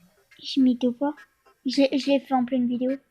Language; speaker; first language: French; native; French